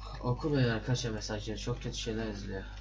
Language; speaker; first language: Turkish; native; Turkish